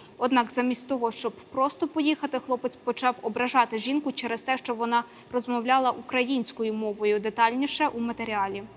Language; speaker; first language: Ukrainian; native; Ukrainian